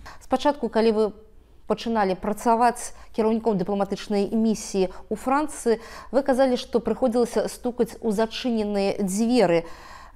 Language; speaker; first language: Belarusian; non-native, local second language; Russian